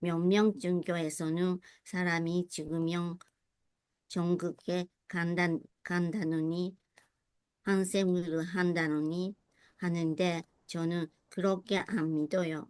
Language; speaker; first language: Korean; non-native, learner; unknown